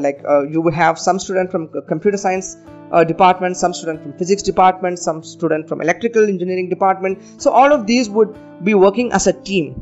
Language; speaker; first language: English; non-native, local second language; Tamil